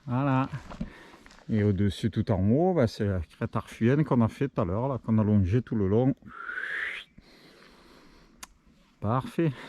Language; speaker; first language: French; native; French